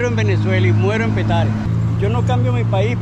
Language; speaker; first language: Spanish; native; Spanish